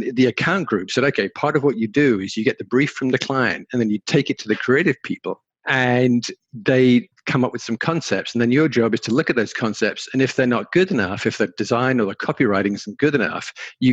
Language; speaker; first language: English; native; English